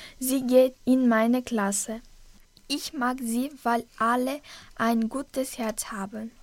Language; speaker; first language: German; non-native, learner; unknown